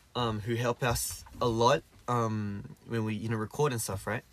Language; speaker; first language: English; early bilingual, other home language; Korean